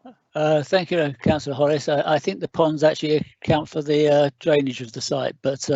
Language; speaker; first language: English; native; English